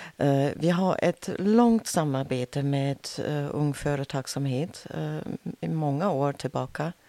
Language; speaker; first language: Swedish; native; Swedish